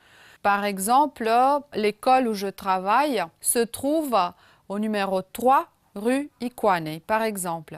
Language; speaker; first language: French; non-native, fluent; Romanian